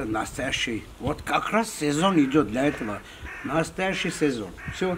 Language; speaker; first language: Russian; non-native, fluent; Armenian